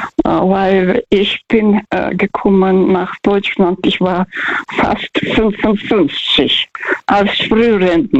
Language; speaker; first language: German; non-native, fluent; Russian